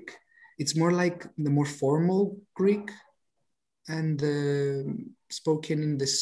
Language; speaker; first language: English; non-native, fluent; Greek